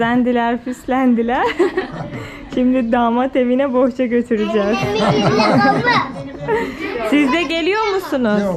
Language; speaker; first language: Turkish; early bilingual, heritage; Turkmen